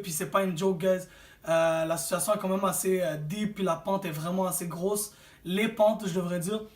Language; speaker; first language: French; native; French